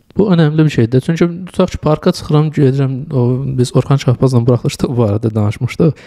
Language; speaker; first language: Azerbaijani; native; Azerbaijani